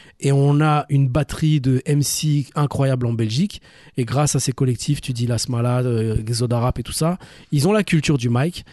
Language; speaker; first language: French; native; French